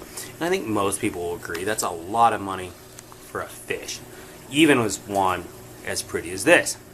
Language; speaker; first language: English; native; English